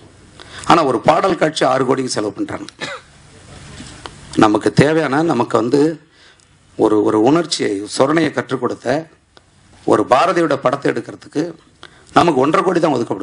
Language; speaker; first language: Tamil; native; Tamil